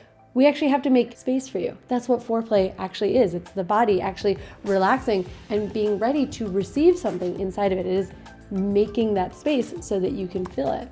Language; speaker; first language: English; native; English